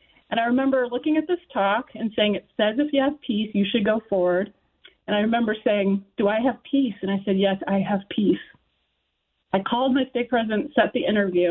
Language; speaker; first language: English; native; English